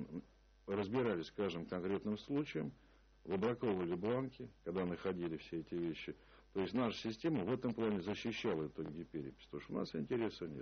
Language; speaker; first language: Russian; native; Russian